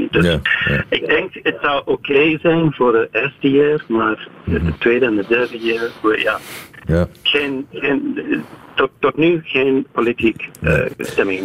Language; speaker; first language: Dutch; non-native, fluent; English